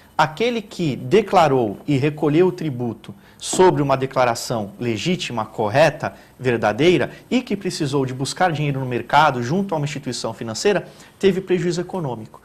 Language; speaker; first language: Portuguese; native; Portuguese